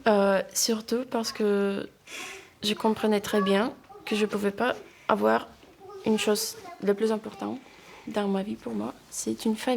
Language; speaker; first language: French; non-native, fluent; Russian